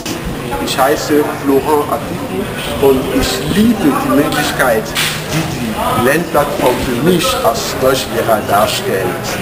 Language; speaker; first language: German; non-native, fluent; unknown